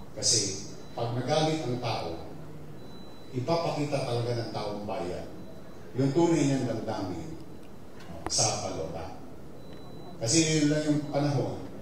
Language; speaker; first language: Filipino; native; Filipino